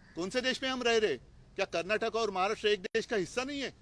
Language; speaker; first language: Hindi; non-native, local second language; Marathi